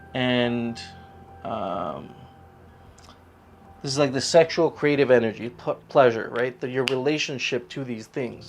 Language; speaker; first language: English; native; English